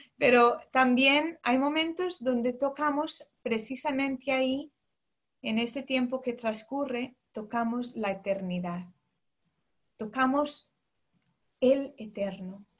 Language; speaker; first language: Spanish; early bilingual, heritage; Spanish